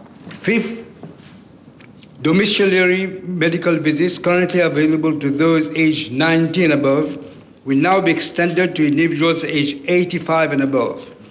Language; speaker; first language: English; non-native, local second language; Morisyen